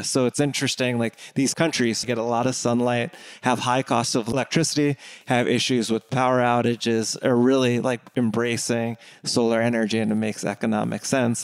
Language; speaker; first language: English; native; English